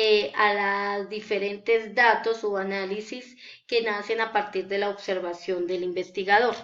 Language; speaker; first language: Spanish; native; Spanish